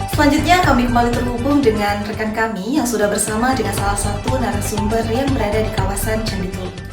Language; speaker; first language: Indonesian; native; Indonesian